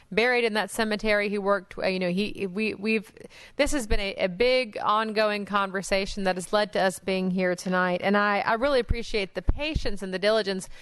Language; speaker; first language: English; native; English